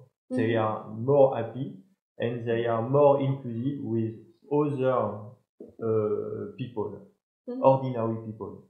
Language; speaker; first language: English; non-native, learner; French